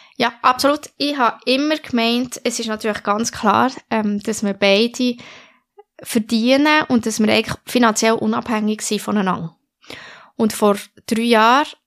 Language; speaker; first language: German; non-native, local second language; French